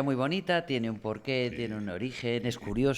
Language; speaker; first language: Spanish; native; Spanish